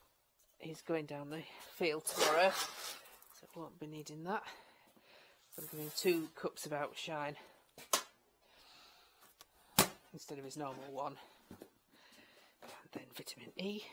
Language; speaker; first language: English; native; English